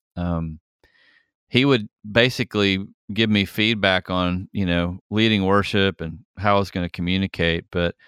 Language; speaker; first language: English; native; English